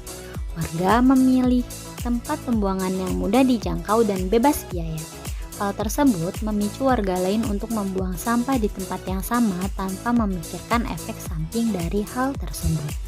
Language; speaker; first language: Malay; native; Malay